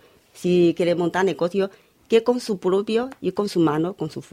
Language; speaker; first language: Spanish; non-native, learner; Chinese